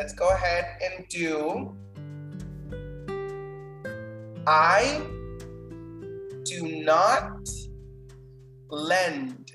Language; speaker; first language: English; non-native, fluent; Spanish